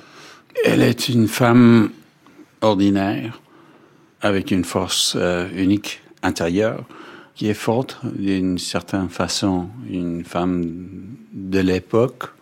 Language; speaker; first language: French; non-native, fluent; Danish